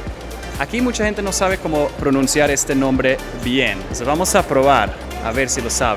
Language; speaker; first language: Spanish; non-native, fluent; English